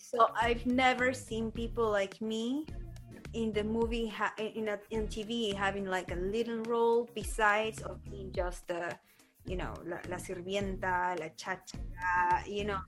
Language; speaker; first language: English; non-native, fluent; Spanish